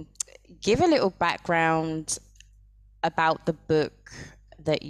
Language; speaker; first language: English; native; English